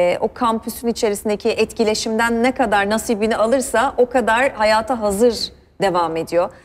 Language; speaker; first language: Turkish; native; Turkish